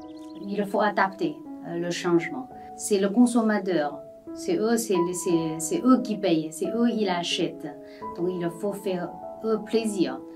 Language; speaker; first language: French; non-native, learner; Chinese